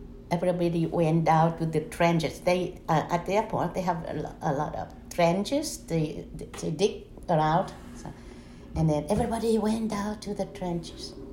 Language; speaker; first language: English; non-native, fluent; Vietnamese